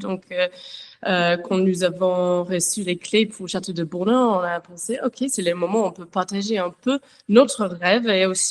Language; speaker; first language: French; non-native, learner; English